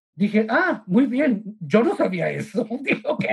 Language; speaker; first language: Spanish; native; Spanish